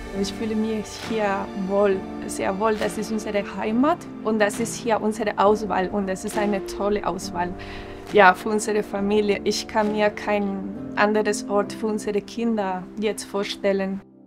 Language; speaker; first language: German; non-native, fluent; Spanish